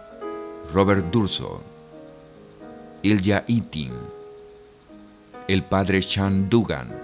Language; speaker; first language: Spanish; native; Spanish